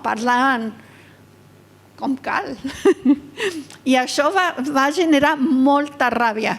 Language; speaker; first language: Catalan; early bilingual, heritage; Catalan